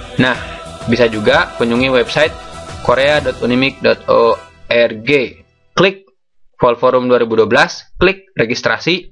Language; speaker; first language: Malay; native; Malay